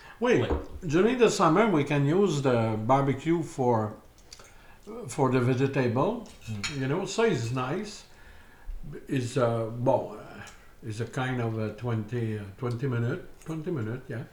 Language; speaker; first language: English; non-native, learner; French